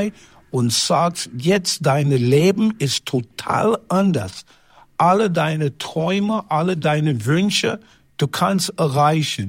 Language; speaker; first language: German; non-native, learner; English